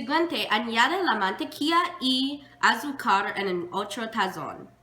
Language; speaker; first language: Spanish; non-native, learner; English